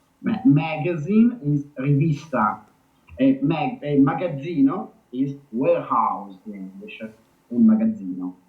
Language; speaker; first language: Italian; native; Italian